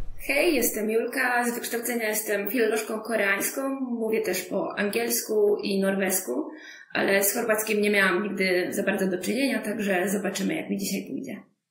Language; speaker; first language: Polish; native; Polish